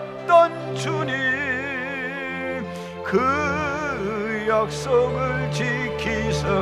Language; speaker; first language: Korean; native; Korean